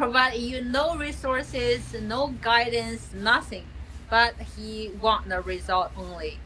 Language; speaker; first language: English; non-native, fluent; Chinese